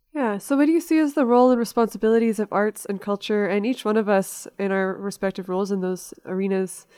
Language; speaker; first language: English; native; English